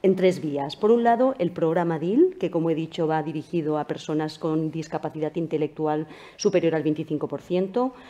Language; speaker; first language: Spanish; non-native, local second language; Catalan